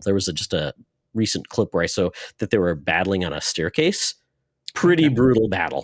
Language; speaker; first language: English; native; English